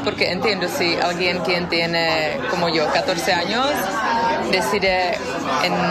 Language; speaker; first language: Spanish; non-native, fluent; Czech